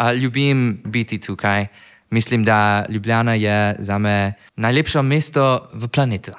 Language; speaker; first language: Slovenian; non-native, learner; English